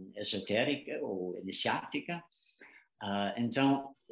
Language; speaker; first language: Portuguese; non-native, fluent; English